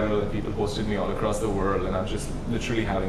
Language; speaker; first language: English; non-native, local second language; Hindi